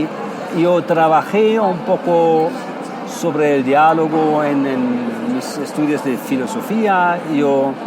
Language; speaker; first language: Spanish; non-native, fluent; German